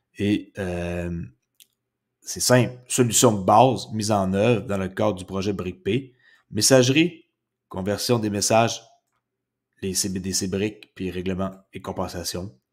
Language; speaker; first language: French; native; French